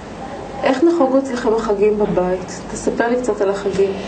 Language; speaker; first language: Hebrew; native; Hebrew